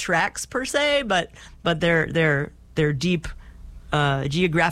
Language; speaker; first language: English; non-native, fluent; Portuguese